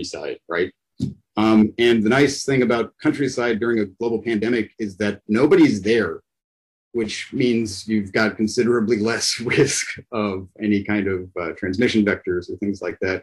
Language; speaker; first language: English; native; English